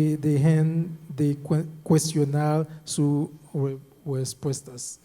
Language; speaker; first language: Spanish; non-native, fluent; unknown